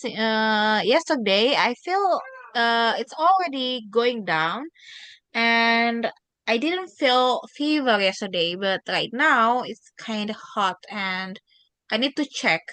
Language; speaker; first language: English; non-native, fluent; Indonesian